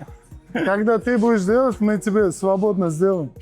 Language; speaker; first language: Russian; non-native, local second language; Uzbek